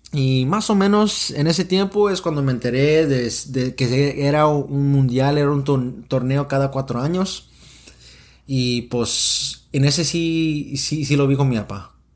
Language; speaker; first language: Spanish; early bilingual, heritage; Spanish